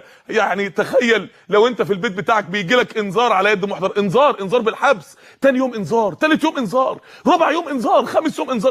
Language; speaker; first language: Arabic; native; Arabic